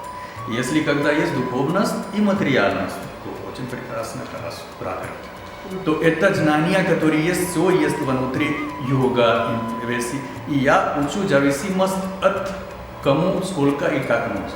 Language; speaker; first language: Russian; non-native, learner; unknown